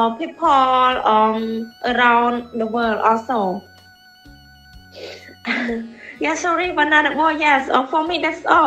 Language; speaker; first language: English; non-native, learner; Khmer